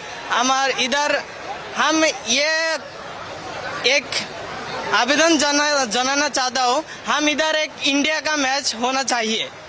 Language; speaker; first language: Hindi; non-native, local second language; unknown